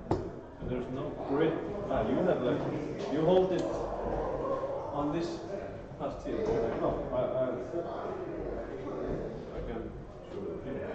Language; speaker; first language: English; non-native, learner; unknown